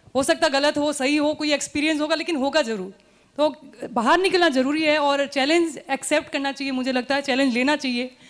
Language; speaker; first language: Hindi; native; Hindi